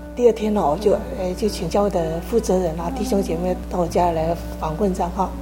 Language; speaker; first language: Chinese; native; Chinese